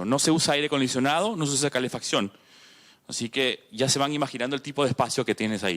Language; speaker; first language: Spanish; native; Spanish